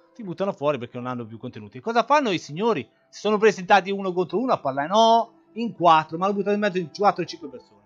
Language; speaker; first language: Italian; native; Italian